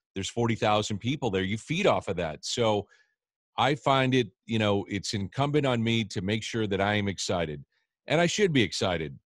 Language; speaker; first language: English; native; English